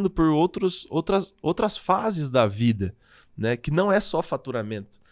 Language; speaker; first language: Portuguese; native; Portuguese